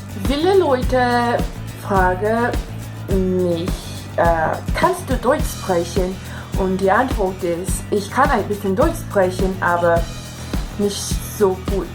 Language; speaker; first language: German; non-native, learner; Portuguese